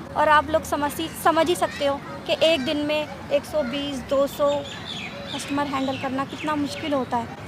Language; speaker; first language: Hindi; non-native, local second language; Tamil